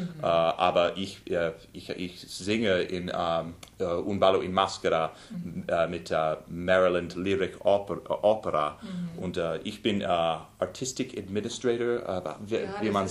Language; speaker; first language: German; non-native, learner; English